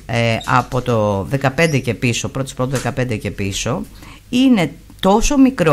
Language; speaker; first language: Greek; native; Greek